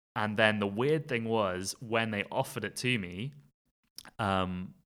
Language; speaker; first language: English; native; English